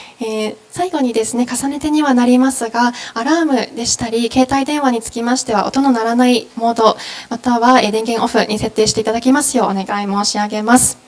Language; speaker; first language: Japanese; native; Japanese